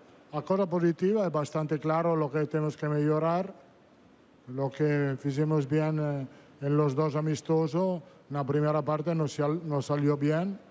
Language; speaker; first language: Portuguese; non-native, fluent; Italian